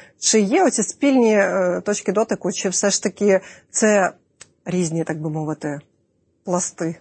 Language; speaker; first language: Ukrainian; native; Ukrainian